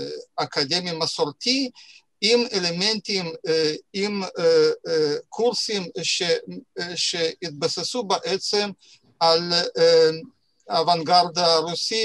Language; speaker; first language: Hebrew; non-native, fluent; Russian